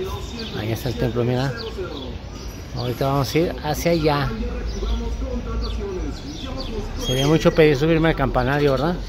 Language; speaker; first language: Spanish; native; Spanish